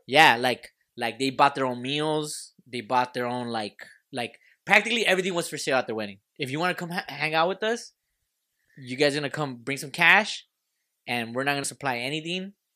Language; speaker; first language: English; early bilingual, other home language; Spanish